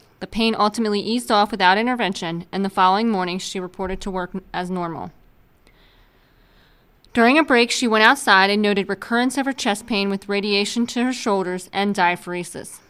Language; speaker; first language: English; native; English